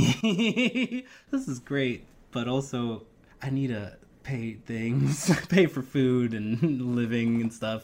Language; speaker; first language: English; native; English